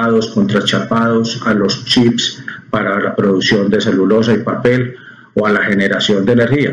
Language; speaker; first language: Spanish; native; Spanish